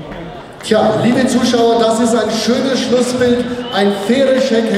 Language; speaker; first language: German; native; German